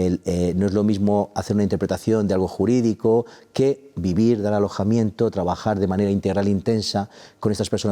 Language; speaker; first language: Spanish; native; Spanish